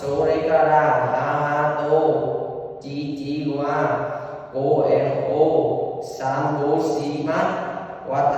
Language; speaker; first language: Japanese; non-native, learner; Vietnamese